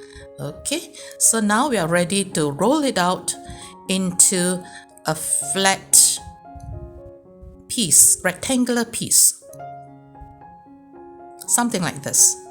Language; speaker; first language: English; native; English